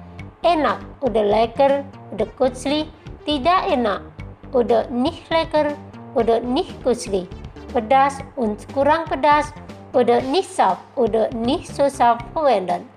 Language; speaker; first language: German; non-native, fluent; Indonesian